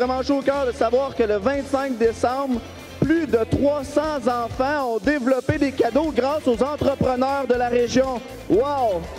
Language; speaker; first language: French; native; French